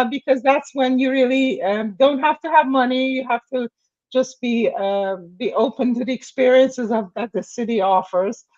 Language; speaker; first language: English; non-native, fluent; Persian